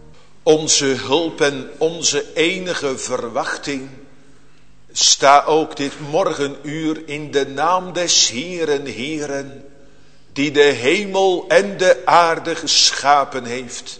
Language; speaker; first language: Dutch; native; Dutch